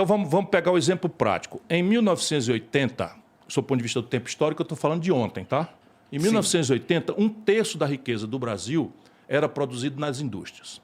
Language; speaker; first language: Portuguese; native; Portuguese